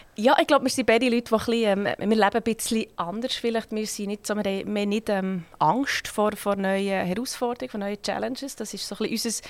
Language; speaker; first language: German; native; German